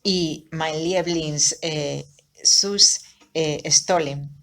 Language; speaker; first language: German; non-native, learner; Spanish